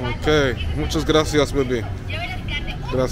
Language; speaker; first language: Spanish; non-native, learner; English